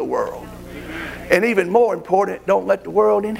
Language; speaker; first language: English; native; English